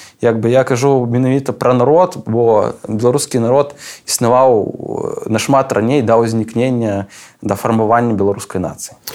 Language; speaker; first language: Belarusian; non-native, local second language; Russian